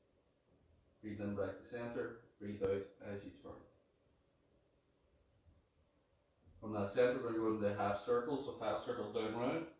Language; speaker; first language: English; native; English